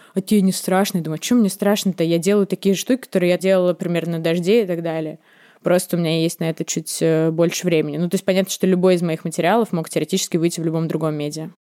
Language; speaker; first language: Russian; native; Russian